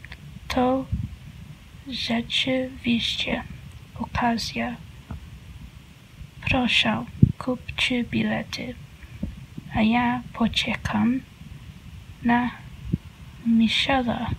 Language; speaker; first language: Polish; non-native, learner; English